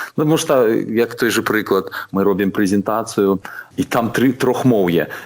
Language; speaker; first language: Belarusian; non-native, local second language; Russian